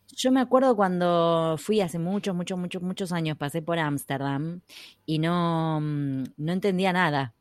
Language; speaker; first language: Spanish; native; Spanish